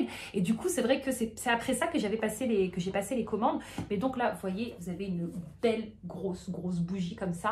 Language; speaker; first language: French; native; French